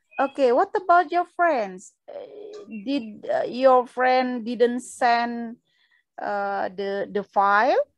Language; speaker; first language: English; non-native, fluent; Indonesian